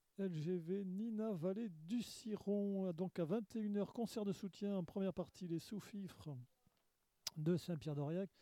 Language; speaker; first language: French; native; French